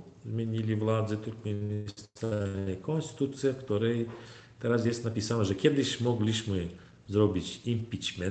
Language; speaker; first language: Polish; non-native, fluent; Turkmen